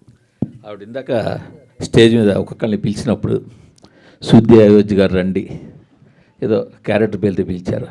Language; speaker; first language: Telugu; native; Telugu